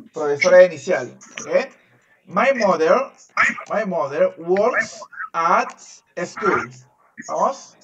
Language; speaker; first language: English; non-native, fluent; Spanish